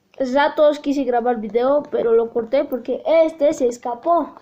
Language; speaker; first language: Spanish; native; Spanish